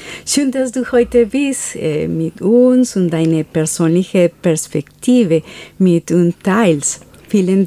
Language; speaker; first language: German; non-native, fluent; Spanish